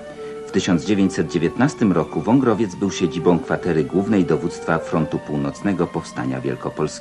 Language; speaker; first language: Polish; native; Polish